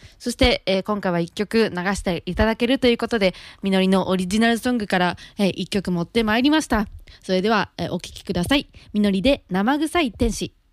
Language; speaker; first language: Japanese; native; Japanese